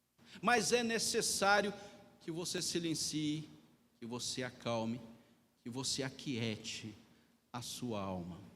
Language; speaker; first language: Portuguese; native; Portuguese